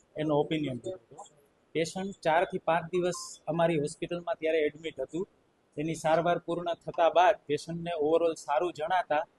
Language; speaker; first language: Gujarati; native; Gujarati